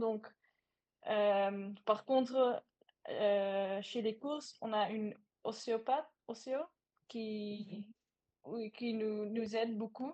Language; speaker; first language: French; non-native, learner; Dutch